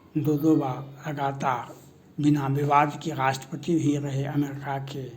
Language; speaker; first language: Hindi; native; Hindi